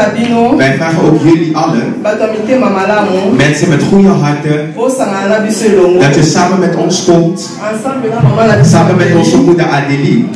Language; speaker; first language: Dutch; non-native, fluent; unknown